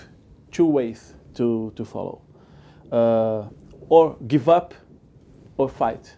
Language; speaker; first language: English; non-native, learner; Portuguese